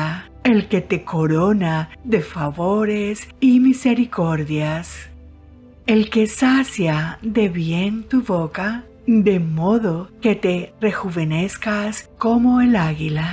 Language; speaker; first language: Spanish; native; Spanish